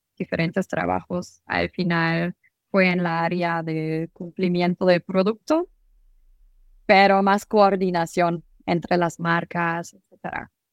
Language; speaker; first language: Spanish; non-native, fluent; German